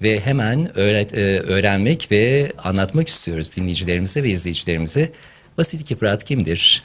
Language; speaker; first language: Turkish; native; Turkish